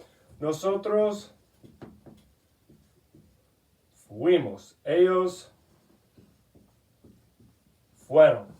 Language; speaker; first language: Spanish; non-native, fluent; English